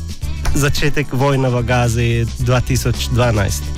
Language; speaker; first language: Slovenian; non-native, learner; Arabic